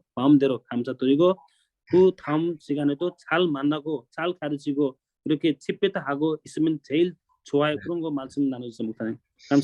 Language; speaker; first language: Korean; non-native, learner; Nepali